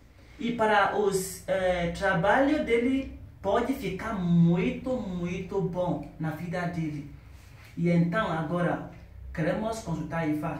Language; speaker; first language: Portuguese; non-native, learner; Yoruba